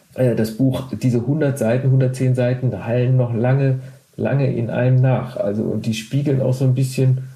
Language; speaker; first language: German; native; German